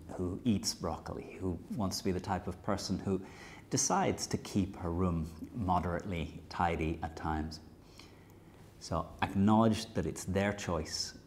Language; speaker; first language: English; native; English